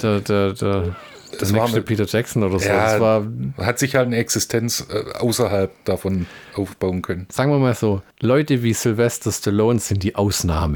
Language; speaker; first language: German; native; German